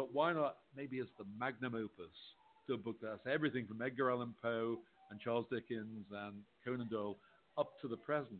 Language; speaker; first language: English; native; English